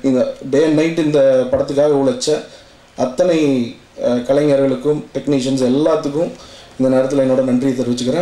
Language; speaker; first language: Tamil; native; Tamil